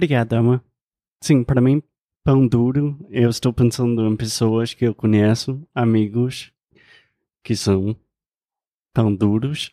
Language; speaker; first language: Portuguese; non-native, fluent; English